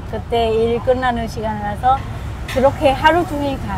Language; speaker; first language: Korean; non-native, fluent; Vietnamese